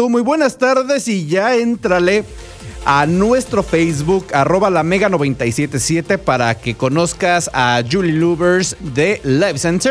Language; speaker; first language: Spanish; native; Spanish